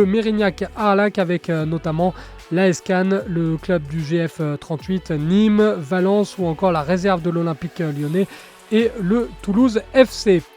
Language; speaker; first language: French; native; French